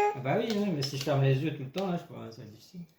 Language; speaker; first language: French; native; French